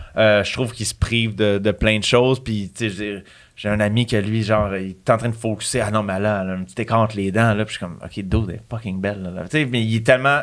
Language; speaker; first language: French; native; French